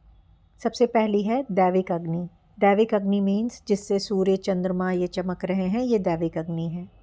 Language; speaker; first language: Hindi; native; Hindi